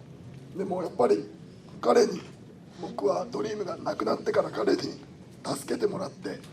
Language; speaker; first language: Japanese; native; Japanese